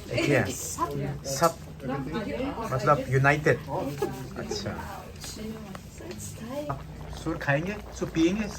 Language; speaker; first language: Hindi; non-native, local second language; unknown